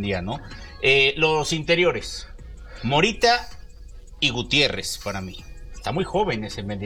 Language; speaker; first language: Spanish; native; Spanish